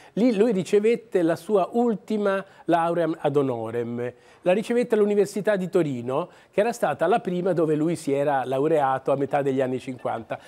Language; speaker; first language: Italian; native; Italian